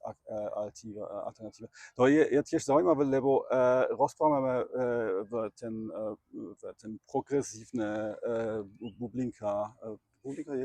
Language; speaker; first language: Slovak; non-native, learner; German